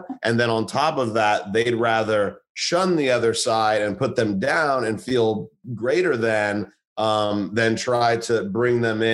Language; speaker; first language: English; native; English